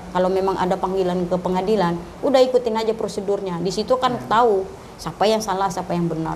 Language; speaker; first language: Indonesian; non-native, local second language; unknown